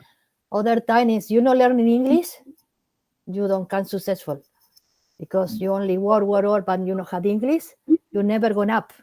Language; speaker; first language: English; non-native, learner; Spanish